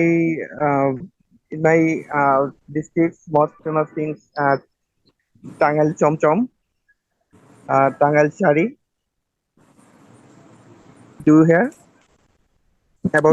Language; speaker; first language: English; non-native, learner; Bangla